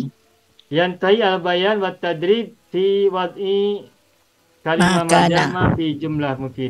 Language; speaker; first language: Arabic; non-native, fluent; Indonesian